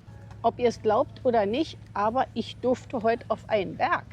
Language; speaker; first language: German; native; German